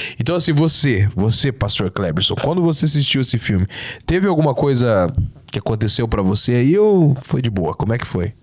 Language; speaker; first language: Portuguese; native; Portuguese